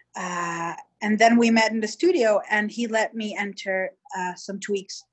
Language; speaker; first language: English; early bilingual, other home language; Hebrew